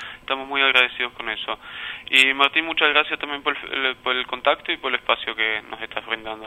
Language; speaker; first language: Spanish; non-native, fluent; German